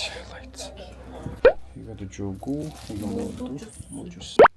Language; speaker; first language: Korean; non-native, fluent; Mongolian